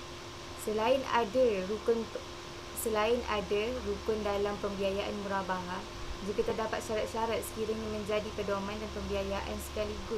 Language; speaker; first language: Malay; native; Malay